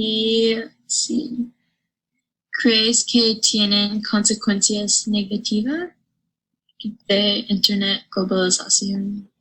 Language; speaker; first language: Spanish; non-native, learner; English